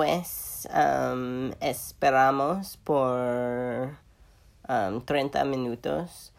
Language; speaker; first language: Spanish; non-native, learner; English